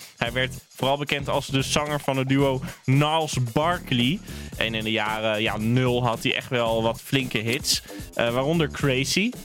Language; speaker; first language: Dutch; native; Dutch